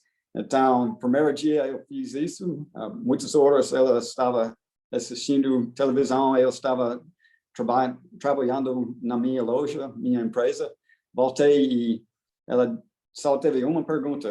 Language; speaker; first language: Portuguese; non-native, fluent; English